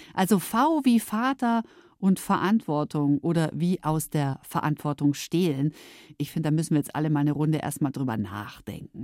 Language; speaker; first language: German; native; German